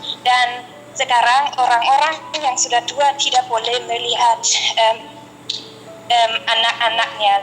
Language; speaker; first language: Indonesian; non-native, fluent; German